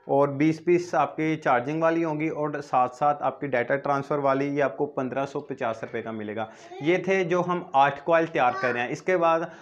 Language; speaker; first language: Urdu; non-native, local second language; Punjabi